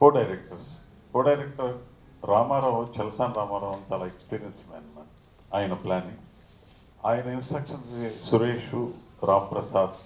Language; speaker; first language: Telugu; native; Telugu